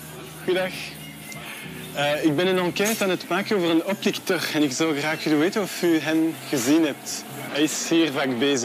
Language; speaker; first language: Dutch; non-native, local second language; French